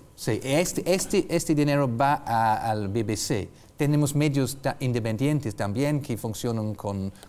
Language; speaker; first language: Spanish; non-native, fluent; English